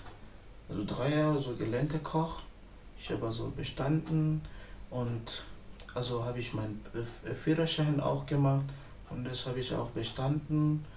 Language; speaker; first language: German; non-native, learner; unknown